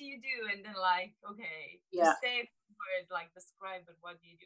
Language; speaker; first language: English; non-native, fluent; Romanian